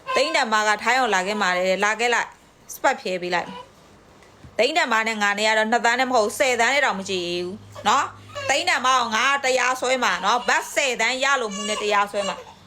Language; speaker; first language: Burmese; non-native, local second language; Karen languages